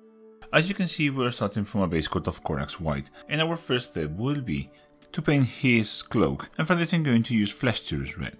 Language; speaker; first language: English; non-native, fluent; Spanish